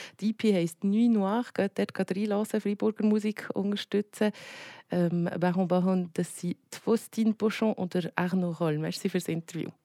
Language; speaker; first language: German; native; German